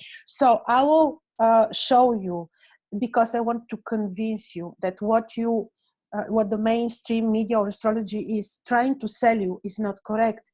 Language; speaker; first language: English; non-native, fluent; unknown